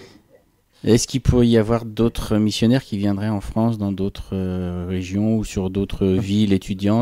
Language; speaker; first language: French; native; French